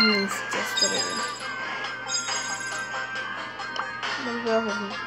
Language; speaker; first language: Spanish; native; Spanish